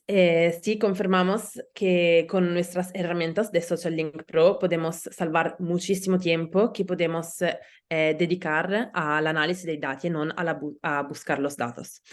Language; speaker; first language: Spanish; non-native, learner; Italian